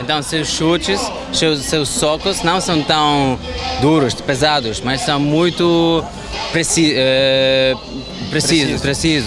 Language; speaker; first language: Portuguese; non-native, learner; Polish